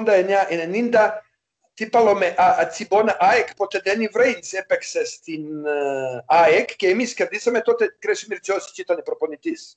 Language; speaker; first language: Greek; non-native, learner; Serbian